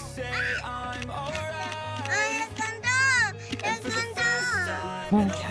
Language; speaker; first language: Cantonese; early bilingual, heritage; English